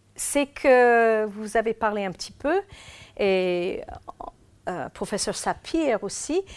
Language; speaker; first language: French; non-native, fluent; English